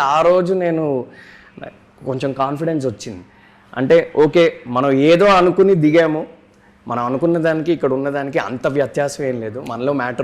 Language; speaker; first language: Telugu; native; Telugu